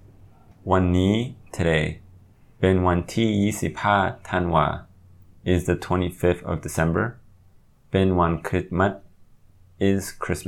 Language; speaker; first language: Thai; non-native, learner; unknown